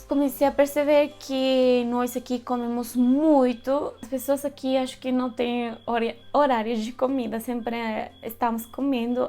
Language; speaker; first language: Portuguese; non-native, fluent; Spanish